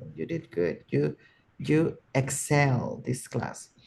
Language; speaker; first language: English; non-native, fluent; Spanish